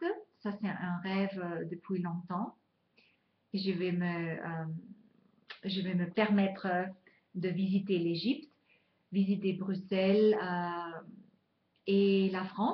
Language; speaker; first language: French; non-native, fluent; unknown